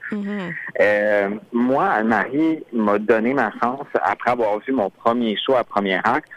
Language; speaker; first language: French; native; French